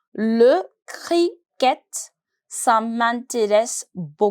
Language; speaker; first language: French; non-native, fluent; Hindi